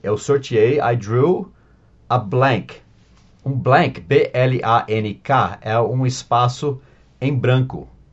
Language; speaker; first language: Portuguese; non-native, fluent; English